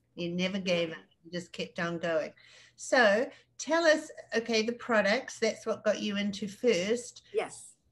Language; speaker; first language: English; native; English